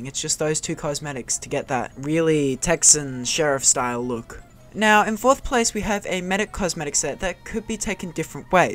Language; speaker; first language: English; native; English